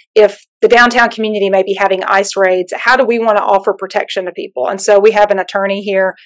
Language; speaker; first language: English; native; English